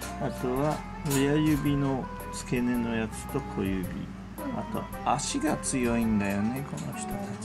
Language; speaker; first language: Japanese; native; Japanese